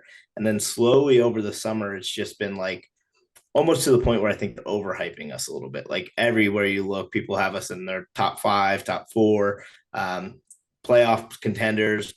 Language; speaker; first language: English; native; English